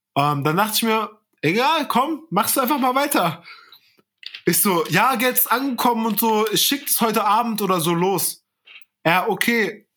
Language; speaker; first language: German; early bilingual, other home language; Turkish